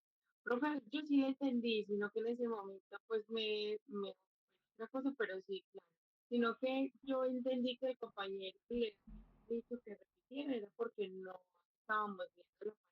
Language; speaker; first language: Spanish; native; Spanish